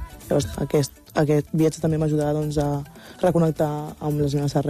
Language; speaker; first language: Catalan; early bilingual, other home language; Wolof